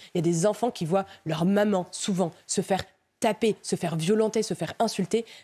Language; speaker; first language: French; native; French